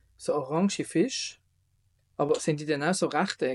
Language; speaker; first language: German; native; German